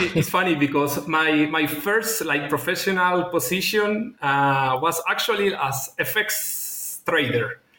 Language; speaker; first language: English; non-native, fluent; Spanish